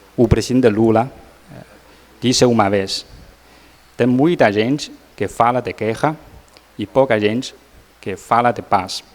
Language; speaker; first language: Portuguese; non-native, learner; Chinese